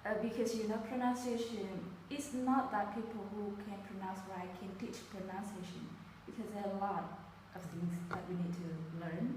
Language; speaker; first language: English; non-native, fluent; Vietnamese